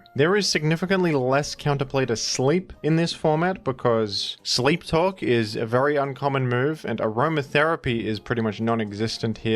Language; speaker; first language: English; native; English